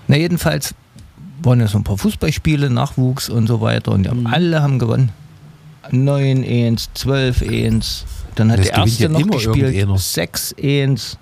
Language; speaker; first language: German; native; German